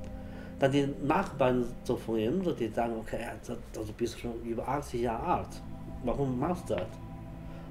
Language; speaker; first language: German; non-native, learner; Chinese